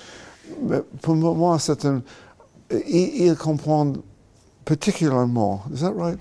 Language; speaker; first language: French; non-native, learner; English